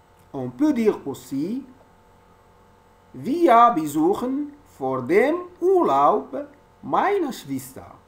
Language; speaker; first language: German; non-native, learner; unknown